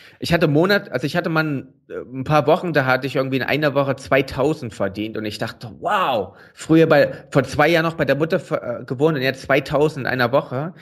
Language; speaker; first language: German; native; German